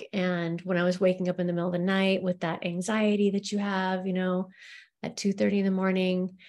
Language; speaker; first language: English; native; English